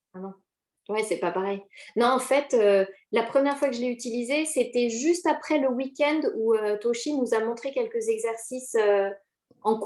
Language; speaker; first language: French; native; French